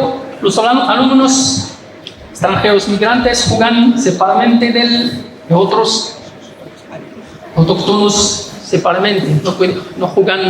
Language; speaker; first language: Spanish; non-native, learner; Arabic